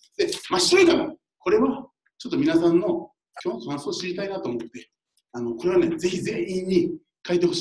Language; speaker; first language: Japanese; native; Japanese